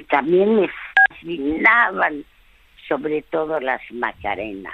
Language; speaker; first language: Spanish; early bilingual, other home language; French